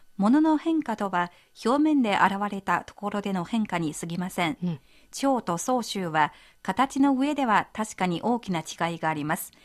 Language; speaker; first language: Japanese; non-native, fluent; Chinese